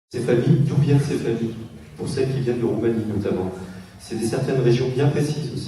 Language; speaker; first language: French; native; French